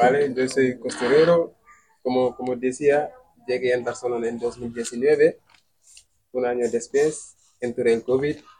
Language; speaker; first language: Spanish; non-native, learner; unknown